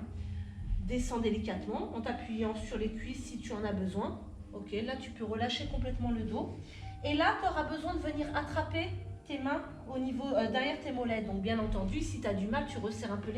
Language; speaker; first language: French; native; French